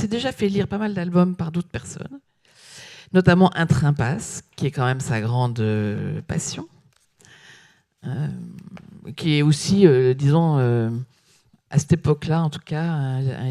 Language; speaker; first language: French; native; French